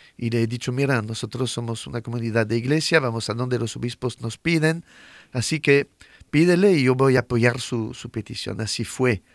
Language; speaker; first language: Spanish; non-native, fluent; French